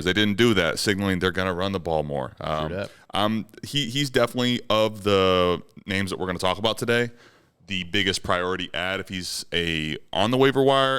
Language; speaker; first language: English; native; English